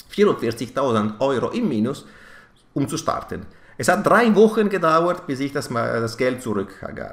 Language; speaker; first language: German; non-native, fluent; Italian